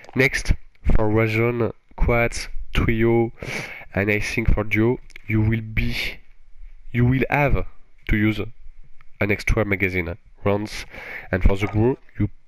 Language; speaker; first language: English; non-native, fluent; French